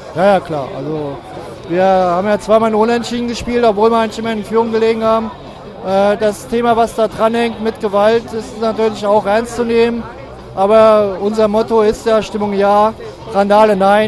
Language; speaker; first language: German; native; German